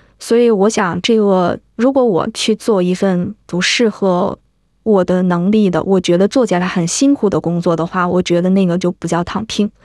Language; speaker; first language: Chinese; native; Chinese